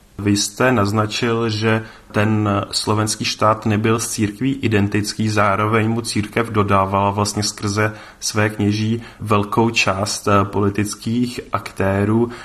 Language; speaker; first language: Czech; native; Czech